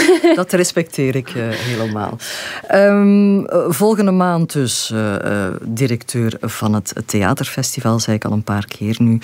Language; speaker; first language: Dutch; native; Dutch